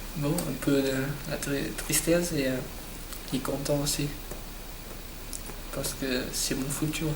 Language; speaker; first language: French; non-native, learner; Portuguese